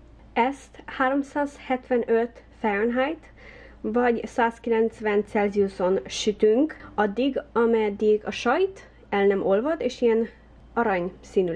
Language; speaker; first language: Hungarian; early bilingual, heritage; Hungarian